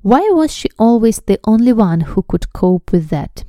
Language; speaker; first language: English; non-native, fluent; Russian